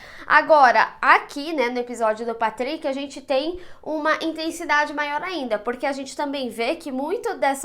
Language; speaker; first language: Portuguese; native; Portuguese